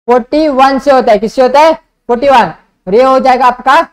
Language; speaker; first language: Hindi; non-native, local second language; Marathi